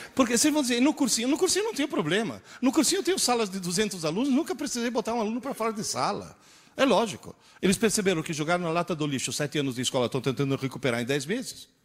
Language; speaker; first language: Portuguese; early bilingual, other home language; Italian